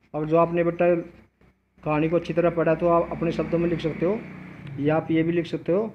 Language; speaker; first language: Hindi; non-native, local second language; Punjabi